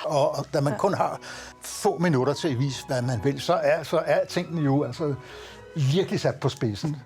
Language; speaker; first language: Danish; native; Danish